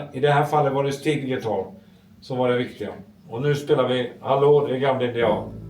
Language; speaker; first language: Swedish; native; Swedish